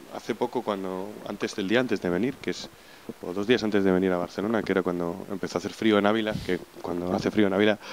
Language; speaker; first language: Spanish; native; Spanish